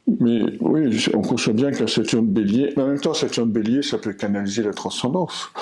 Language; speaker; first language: French; native; French